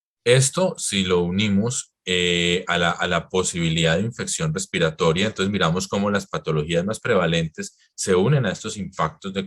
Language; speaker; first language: Spanish; native; Spanish